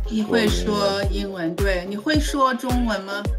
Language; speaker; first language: Chinese; non-native, fluent; English